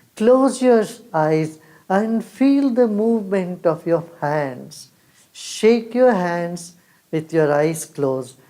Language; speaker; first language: English; non-native, local second language; Hindi